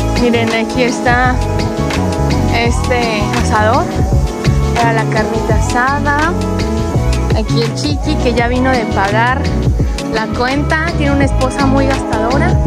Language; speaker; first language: Spanish; native; Spanish